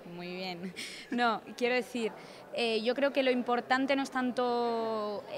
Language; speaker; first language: Spanish; native; Spanish